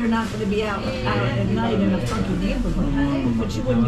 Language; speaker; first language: English; native; English